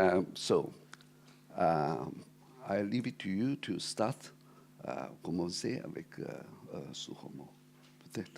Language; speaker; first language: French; non-native, fluent; Cantonese